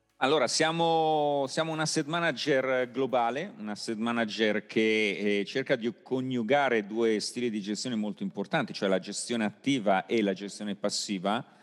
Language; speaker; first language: Italian; native; Italian